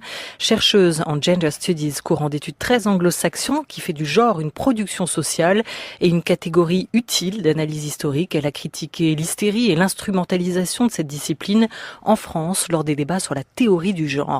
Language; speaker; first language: French; native; French